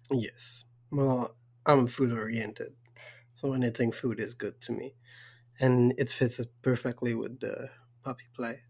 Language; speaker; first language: English; non-native, fluent; French